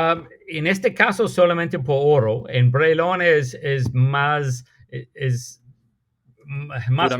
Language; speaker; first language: Spanish; non-native, fluent; English